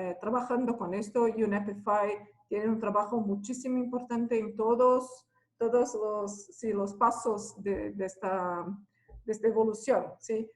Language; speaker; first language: Spanish; non-native, fluent; Portuguese